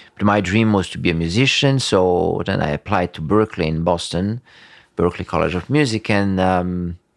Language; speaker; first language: English; early bilingual, other home language; French